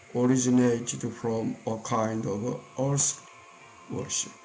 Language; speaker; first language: English; non-native, learner; Korean